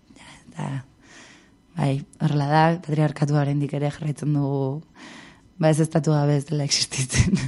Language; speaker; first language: Basque; native; Basque